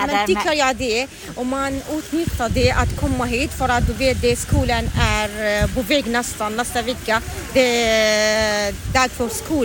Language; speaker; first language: Swedish; non-native, learner; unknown